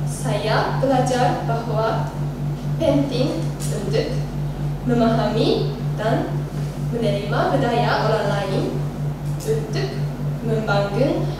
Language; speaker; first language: Indonesian; non-native, learner; Japanese